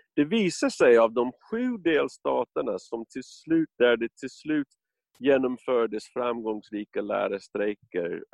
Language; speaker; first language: Swedish; non-native, fluent; English